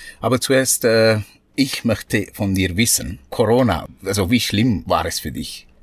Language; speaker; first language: German; non-native, fluent; Sinhala